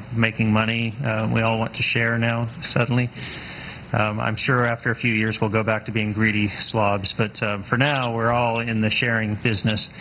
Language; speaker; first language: English; native; English